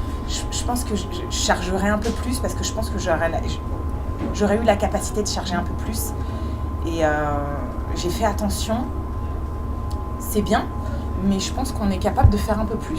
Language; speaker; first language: French; native; French